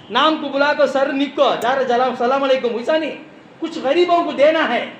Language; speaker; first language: Hindi; non-native, local second language; Tamil